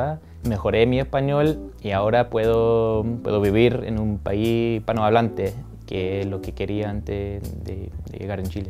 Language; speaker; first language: Spanish; non-native, fluent; English